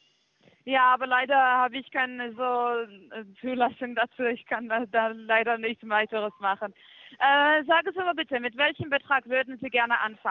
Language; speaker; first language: German; non-native, fluent; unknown